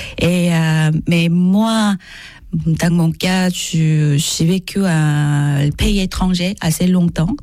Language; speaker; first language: French; non-native, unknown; Korean